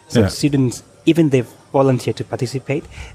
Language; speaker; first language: English; non-native, fluent; Thai